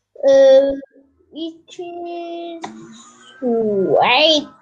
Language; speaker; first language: English; non-native, learner; Turkish